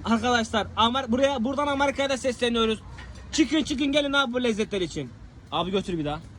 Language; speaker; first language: Turkish; native; Turkish